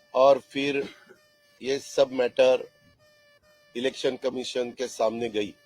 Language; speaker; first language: Hindi; non-native, local second language; Marathi